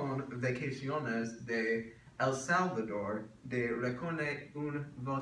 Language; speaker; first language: Spanish; non-native, learner; English